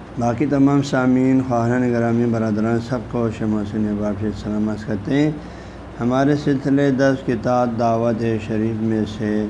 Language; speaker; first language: Urdu; non-native, local second language; Balti